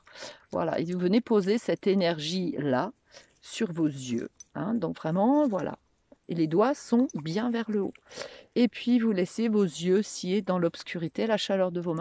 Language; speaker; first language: French; native; French